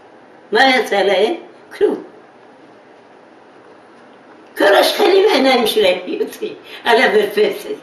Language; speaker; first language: Hebrew; non-native, fluent; Yiddish